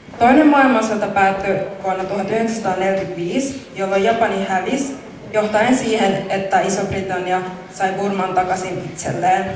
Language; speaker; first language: Finnish; early bilingual, other home language; Mon